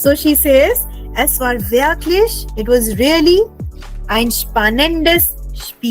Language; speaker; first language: German; non-native, fluent; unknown